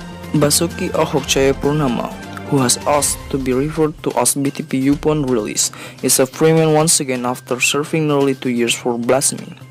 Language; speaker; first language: English; non-native, learner; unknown